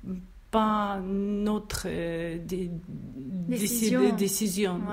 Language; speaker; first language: French; non-native, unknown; Russian